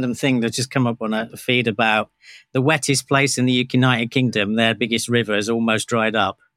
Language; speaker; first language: English; native; English